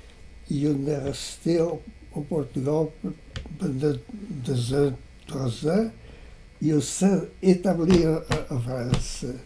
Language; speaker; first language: French; non-native, fluent; Portuguese